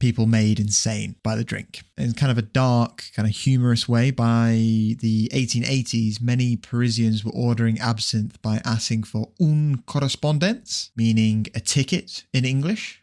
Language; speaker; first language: English; native; English